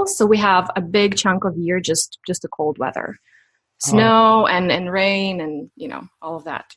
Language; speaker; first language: English; non-native, fluent; Ukrainian